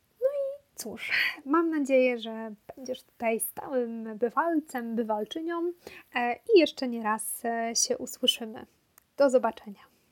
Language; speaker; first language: Polish; native; Polish